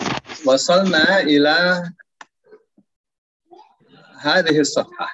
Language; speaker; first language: Arabic; non-native, fluent; Indonesian